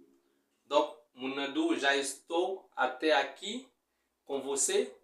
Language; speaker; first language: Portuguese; non-native, fluent; Haitian Creole